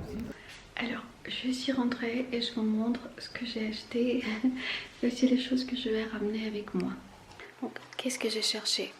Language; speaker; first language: French; non-native, fluent; Armenian